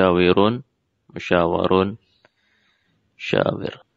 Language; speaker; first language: Arabic; non-native, fluent; Indonesian